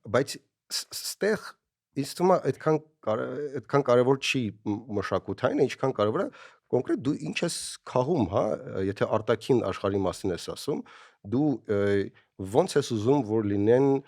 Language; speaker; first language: Armenian; early bilingual, other home language; Russian